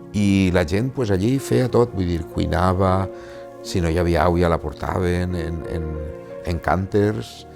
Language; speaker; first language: Catalan; native; Catalan